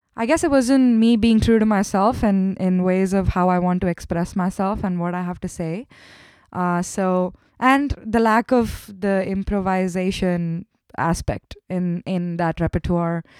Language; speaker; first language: English; non-native, local second language; Tamil